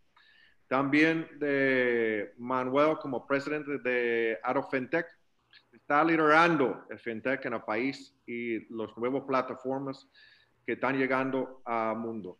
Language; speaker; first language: Spanish; non-native, learner; English